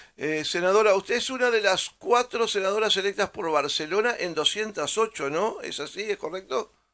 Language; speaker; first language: Spanish; native; Spanish